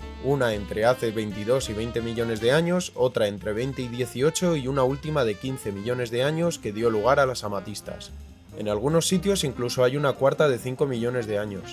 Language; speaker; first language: Spanish; native; Spanish